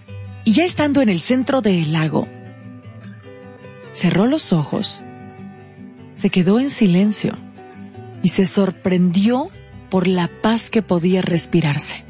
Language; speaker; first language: Spanish; native; Spanish